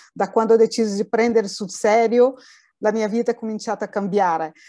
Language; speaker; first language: Italian; non-native, fluent; Portuguese